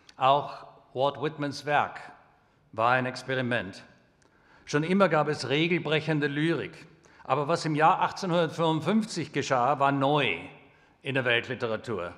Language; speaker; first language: German; native; German